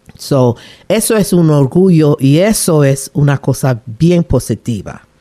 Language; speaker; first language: Spanish; native; Spanish